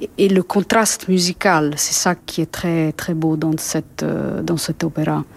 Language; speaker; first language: French; non-native, fluent; Italian